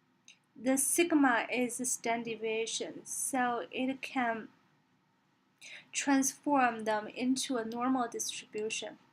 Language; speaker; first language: English; non-native, fluent; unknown